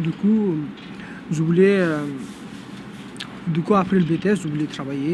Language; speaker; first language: French; non-native, fluent; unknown